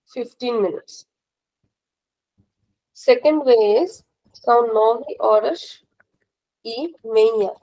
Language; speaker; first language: Portuguese; non-native, fluent; Hindi